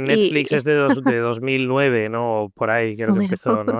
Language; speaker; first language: Spanish; native; Spanish